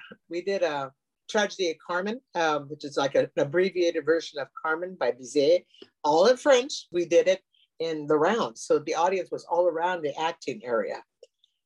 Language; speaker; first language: English; native; English